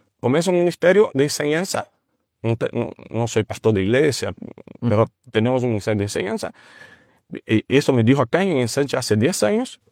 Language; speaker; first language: Spanish; non-native, fluent; Portuguese